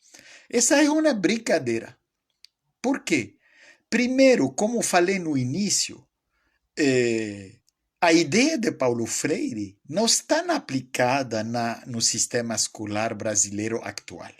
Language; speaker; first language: Portuguese; non-native, fluent; French